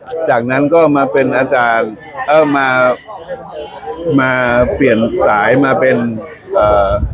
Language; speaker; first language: Thai; native; Thai